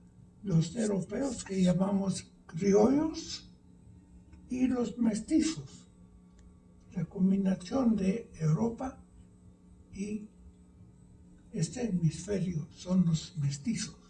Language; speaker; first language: Spanish; early bilingual, heritage; Spanish